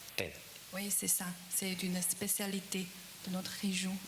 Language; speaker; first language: French; non-native, learner; Chinese